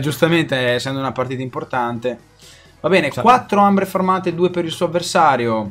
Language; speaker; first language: Italian; native; Italian